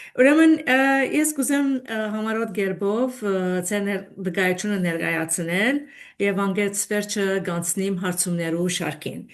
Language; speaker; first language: Armenian; early bilingual, heritage; Armenian